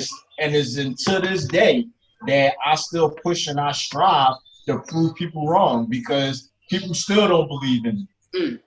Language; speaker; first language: English; native; English